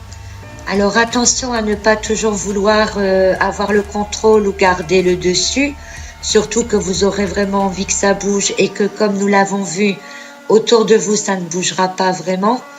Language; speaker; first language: French; native; French